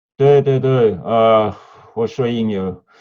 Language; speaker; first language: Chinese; non-native, learner; Norwegian